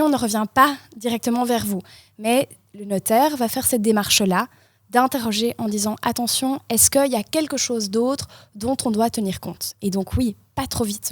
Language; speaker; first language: French; native; French